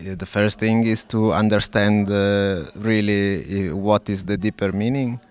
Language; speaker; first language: English; non-native, fluent; Italian